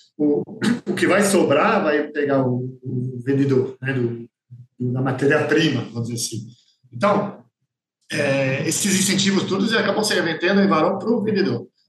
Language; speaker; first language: Portuguese; non-native, fluent; French